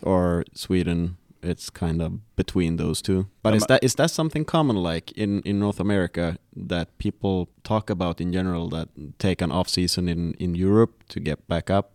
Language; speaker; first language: English; non-native, fluent; Swedish